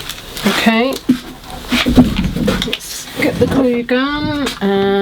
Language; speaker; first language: English; native; English